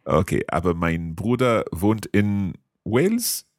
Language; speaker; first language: German; non-native, learner; English